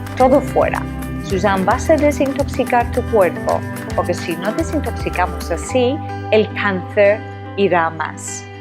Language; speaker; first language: Spanish; non-native, fluent; English